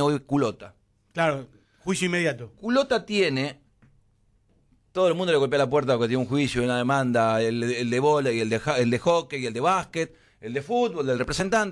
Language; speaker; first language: Spanish; native; Spanish